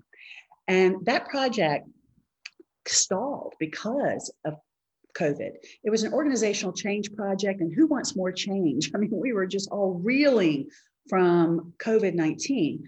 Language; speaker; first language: English; native; English